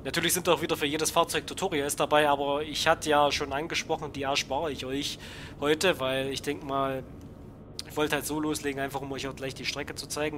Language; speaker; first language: German; native; German